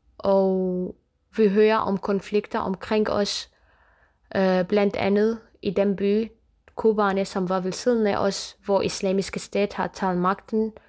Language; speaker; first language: Danish; non-native, fluent; Kurdish